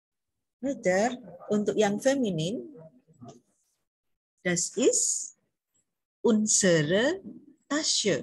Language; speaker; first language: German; non-native, learner; Indonesian